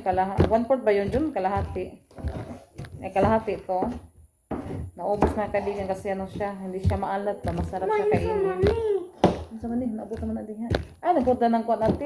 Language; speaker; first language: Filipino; non-native, local second language; Cebuano